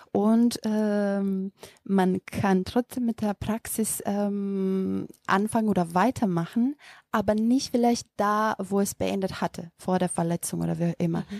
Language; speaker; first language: German; non-native, fluent; Macedonian